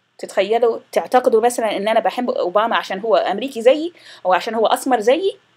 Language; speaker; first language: Arabic; non-native, fluent; English